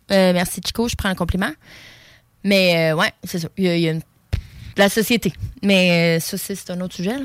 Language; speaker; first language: French; native; French